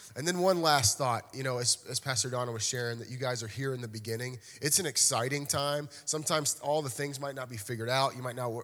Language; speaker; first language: English; native; English